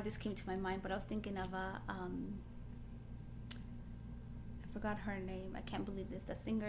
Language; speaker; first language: English; native; English